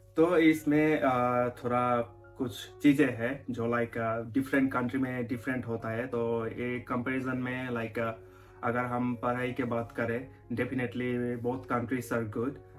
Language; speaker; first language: Hindi; non-native, fluent; Bangla